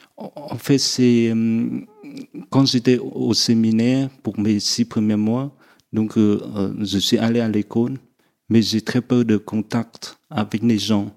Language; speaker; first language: French; non-native, fluent; Vietnamese